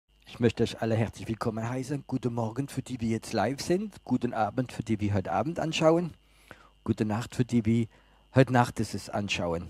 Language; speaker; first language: German; non-native, fluent; French